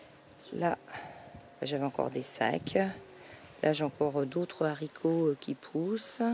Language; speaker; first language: French; native; French